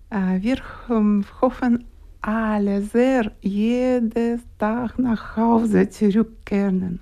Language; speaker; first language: German; non-native, learner; Ukrainian